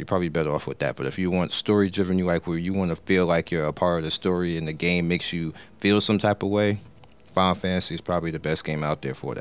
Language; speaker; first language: English; native; English